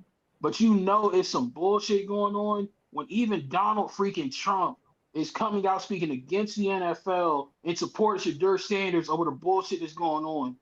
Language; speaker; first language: English; native; English